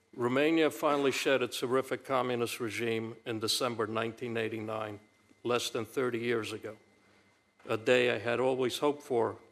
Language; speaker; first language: English; early bilingual, other home language; Romanian